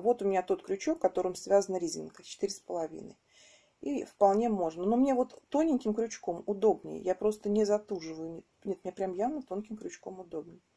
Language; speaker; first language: Russian; native; Russian